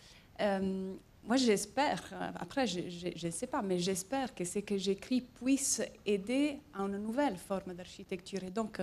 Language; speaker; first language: French; non-native, fluent; Italian